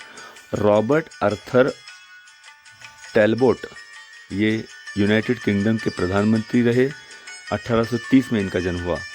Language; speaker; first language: Hindi; non-native, local second language; Marathi